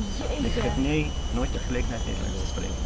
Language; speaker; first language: Dutch; non-native, learner; English